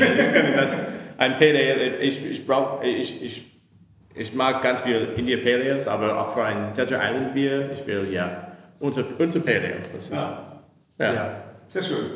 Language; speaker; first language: German; non-native, learner; English